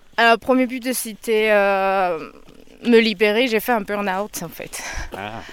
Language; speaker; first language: French; non-native, fluent; Chinese